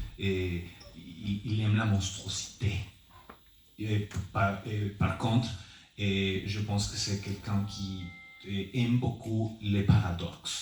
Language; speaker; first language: French; non-native, fluent; Spanish